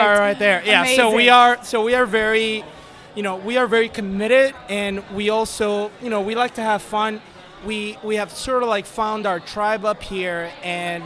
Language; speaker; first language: English; non-native, fluent; Spanish